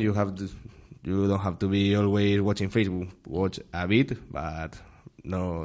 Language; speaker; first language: English; non-native, learner; Spanish